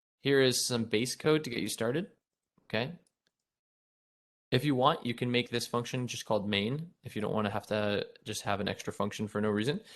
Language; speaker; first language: English; native; English